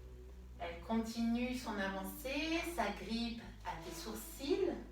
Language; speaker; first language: French; native; French